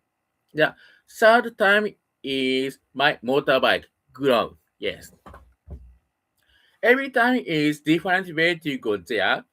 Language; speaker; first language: English; non-native, learner; Japanese